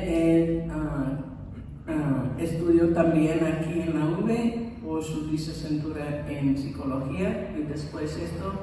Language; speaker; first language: Spanish; non-native, fluent; English